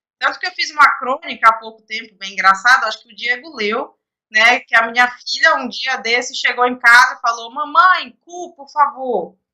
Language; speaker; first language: Portuguese; native; Portuguese